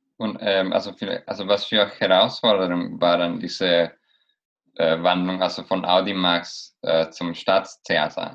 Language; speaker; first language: German; non-native, fluent; Spanish